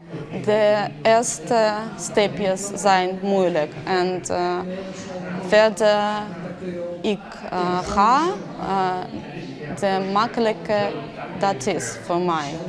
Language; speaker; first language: Dutch; non-native, learner; Russian